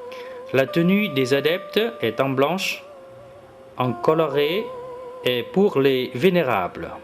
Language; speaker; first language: French; non-native, fluent; Vietnamese